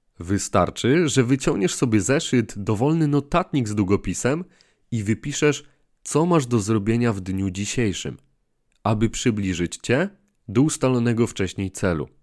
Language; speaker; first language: Polish; native; Polish